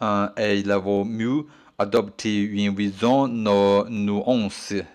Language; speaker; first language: French; non-native, learner; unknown